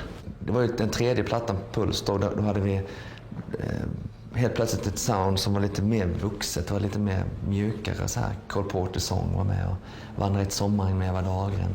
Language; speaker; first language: Swedish; native; Swedish